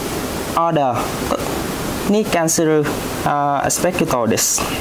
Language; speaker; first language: Japanese; non-native, learner; Vietnamese